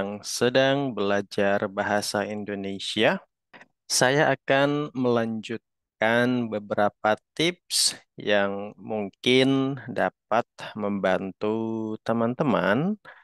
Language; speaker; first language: Indonesian; native; Indonesian